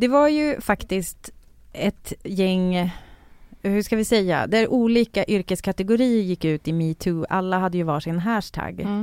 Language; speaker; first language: Swedish; native; Swedish